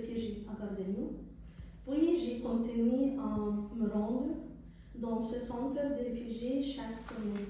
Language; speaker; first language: French; non-native, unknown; Arabic